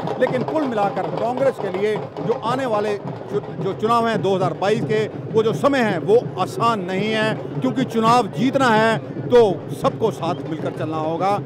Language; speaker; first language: Hindi; non-native, local second language; Punjabi